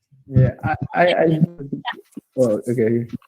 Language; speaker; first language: English; non-native, learner; Indonesian